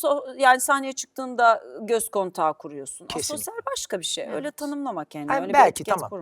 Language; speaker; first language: Turkish; native; Turkish